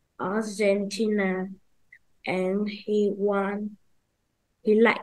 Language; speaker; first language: English; non-native, learner; Vietnamese